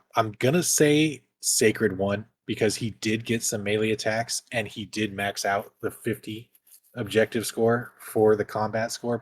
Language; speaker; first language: English; native; English